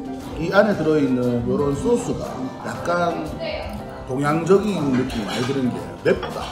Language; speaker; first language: Korean; native; Korean